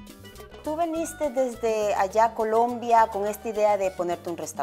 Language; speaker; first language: Spanish; native; Spanish